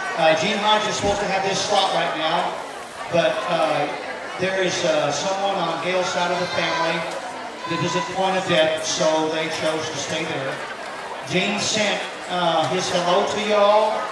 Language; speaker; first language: English; native; English